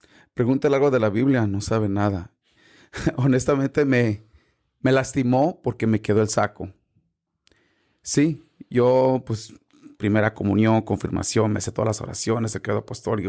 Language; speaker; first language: Spanish; early bilingual, heritage; Spanish